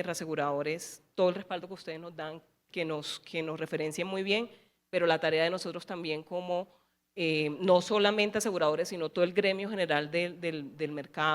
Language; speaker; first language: Spanish; native; Spanish